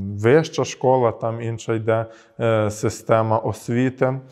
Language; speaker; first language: Ukrainian; early bilingual, heritage; Ukrainian